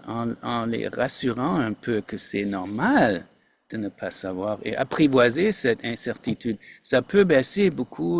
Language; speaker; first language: French; non-native, fluent; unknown